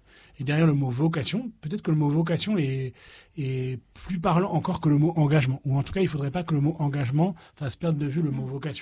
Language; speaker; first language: French; native; French